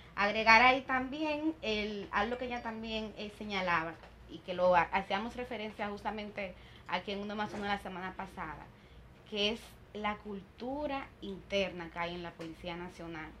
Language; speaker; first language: Spanish; native; Spanish